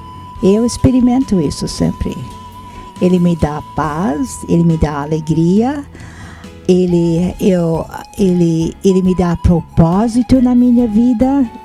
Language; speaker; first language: Portuguese; non-native, fluent; English